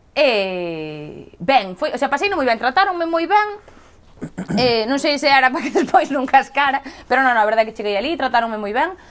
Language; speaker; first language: Galician; native; Galician